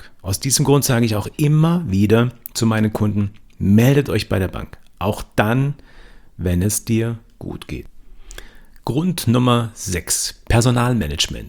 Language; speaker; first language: German; native; German